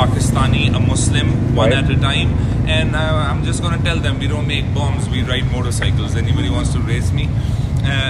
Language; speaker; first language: English; non-native, local second language; Urdu